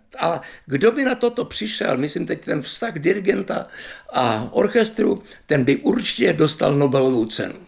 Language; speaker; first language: Czech; native; Czech